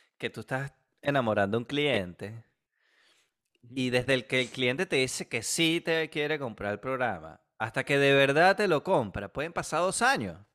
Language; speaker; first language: Spanish; native; Spanish